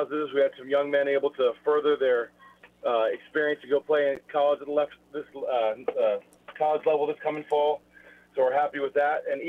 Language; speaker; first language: English; native; English